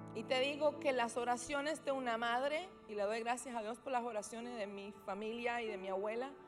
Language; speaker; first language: Spanish; early bilingual, heritage; Spanish